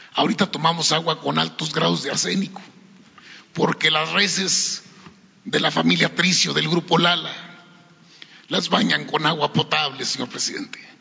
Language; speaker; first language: Spanish; native; Spanish